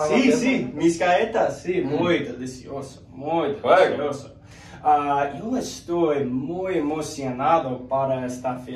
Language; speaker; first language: Spanish; non-native, learner; English